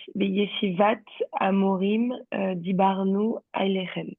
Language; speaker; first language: Hebrew; non-native, learner; French